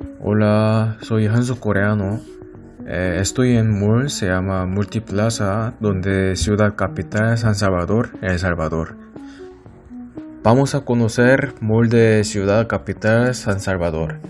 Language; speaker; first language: Spanish; non-native, learner; Korean